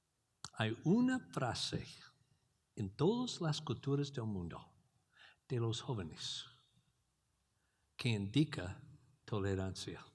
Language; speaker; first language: Spanish; non-native, learner; English